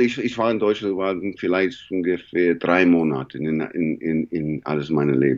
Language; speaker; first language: German; non-native, learner; English